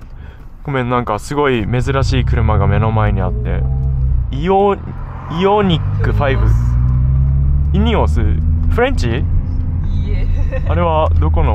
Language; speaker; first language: Japanese; native; Japanese